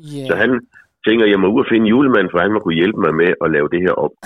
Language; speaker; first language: Danish; native; Danish